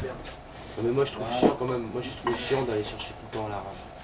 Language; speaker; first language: French; native; French